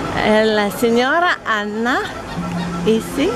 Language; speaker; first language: Italian; non-native, learner; French